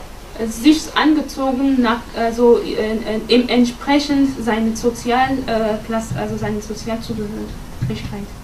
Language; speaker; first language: German; non-native, fluent; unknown